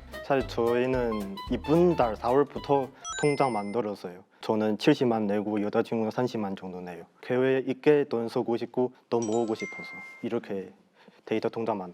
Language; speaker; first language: Korean; non-native, fluent; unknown